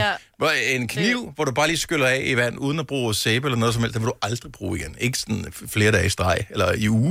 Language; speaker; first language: Danish; native; Danish